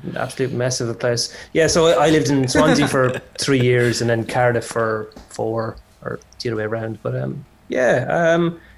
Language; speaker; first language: English; native; English